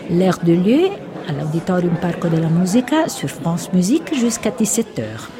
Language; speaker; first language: French; non-native, fluent; Italian